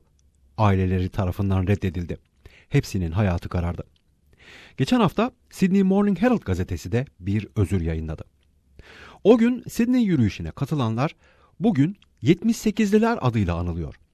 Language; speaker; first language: Turkish; native; Turkish